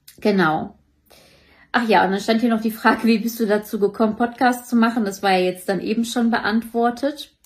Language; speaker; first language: German; native; German